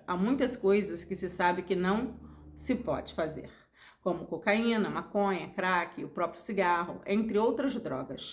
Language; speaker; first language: Portuguese; native; Portuguese